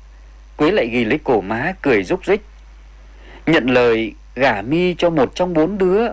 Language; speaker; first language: Vietnamese; native; Vietnamese